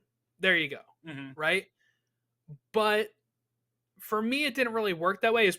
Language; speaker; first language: English; native; English